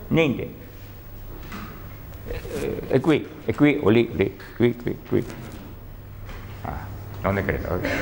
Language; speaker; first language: Italian; non-native, learner; Russian